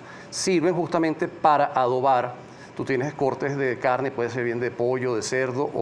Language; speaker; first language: Spanish; native; Spanish